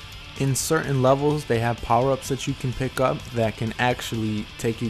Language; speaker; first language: English; native; English